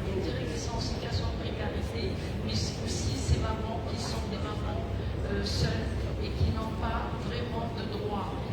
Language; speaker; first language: French; non-native, local second language; Arabic